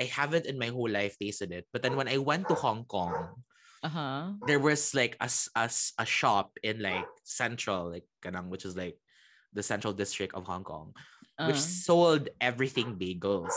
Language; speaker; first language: English; non-native, local second language; Cebuano